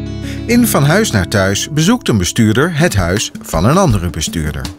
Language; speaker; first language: Dutch; native; Dutch